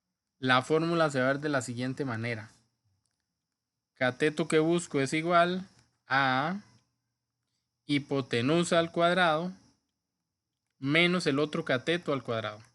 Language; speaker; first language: Spanish; native; Spanish